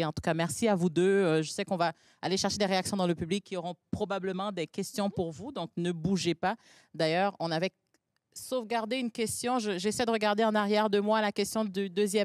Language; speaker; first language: French; native; French